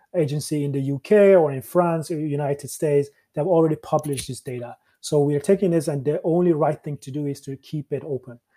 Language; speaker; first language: English; early bilingual, other home language; Persian